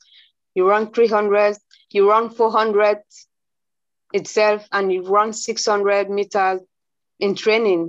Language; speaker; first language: English; non-native, local second language; Krio